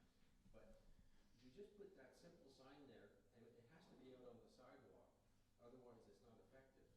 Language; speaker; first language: English; native; English